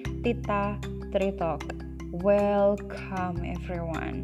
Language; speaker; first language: English; non-native, fluent; Indonesian